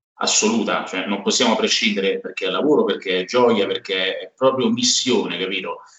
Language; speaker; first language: Italian; native; Italian